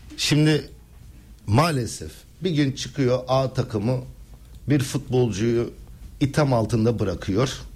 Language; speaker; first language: Turkish; native; Turkish